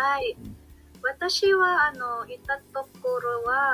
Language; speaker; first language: Japanese; non-native, learner; Filipino